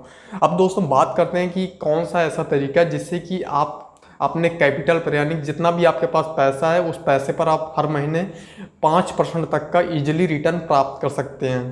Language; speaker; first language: Hindi; native; Hindi